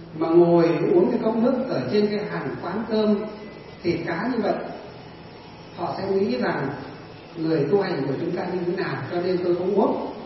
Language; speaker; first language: Vietnamese; non-native, local second language; Tày